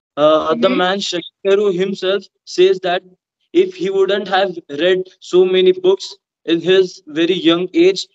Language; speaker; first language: English; non-native, local second language; Hindi